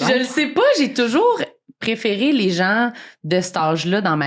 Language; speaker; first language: French; native; French